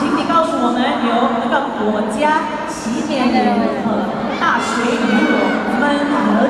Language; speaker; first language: Chinese; non-native, learner; Filipino